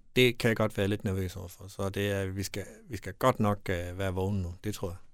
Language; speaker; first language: Danish; native; Danish